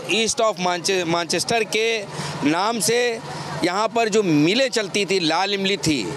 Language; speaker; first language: Hindi; native; Hindi